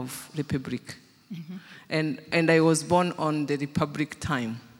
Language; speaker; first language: English; non-native, local second language; Kinyarwanda